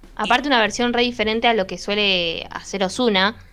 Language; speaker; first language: Spanish; native; Spanish